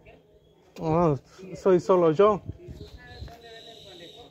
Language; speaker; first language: Spanish; non-native, learner; English